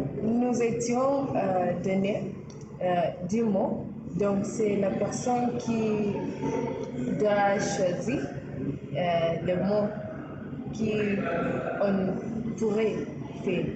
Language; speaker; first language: French; non-native, learner; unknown